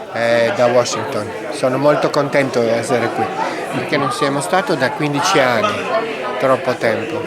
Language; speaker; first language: Italian; non-native, learner; Georgian